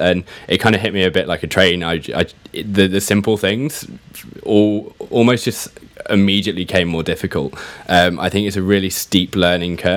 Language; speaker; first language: English; native; English